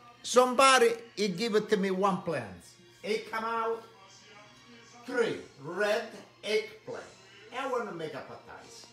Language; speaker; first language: English; non-native, learner; Italian